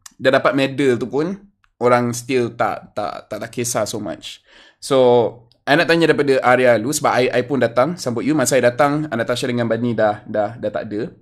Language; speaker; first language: Malay; native; Malay